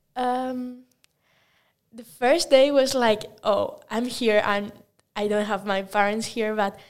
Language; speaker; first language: English; non-native, learner; Spanish